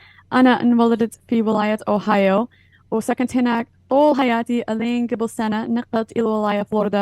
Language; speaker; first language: Arabic; non-native, fluent; English